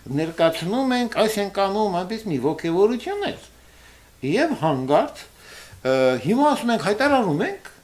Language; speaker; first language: Armenian; early bilingual, heritage; Armenian